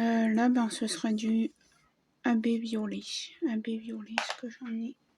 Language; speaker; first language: French; native; French